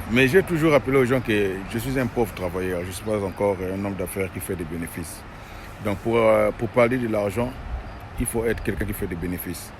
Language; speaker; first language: French; non-native, local second language; Lingala